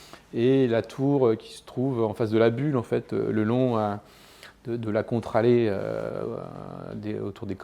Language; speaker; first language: French; native; French